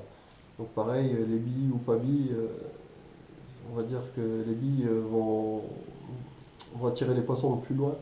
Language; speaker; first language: French; native; French